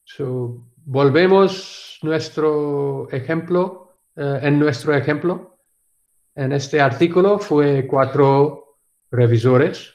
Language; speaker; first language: Spanish; non-native, learner; Urdu